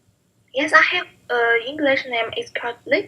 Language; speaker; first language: English; non-native, learner; Chinese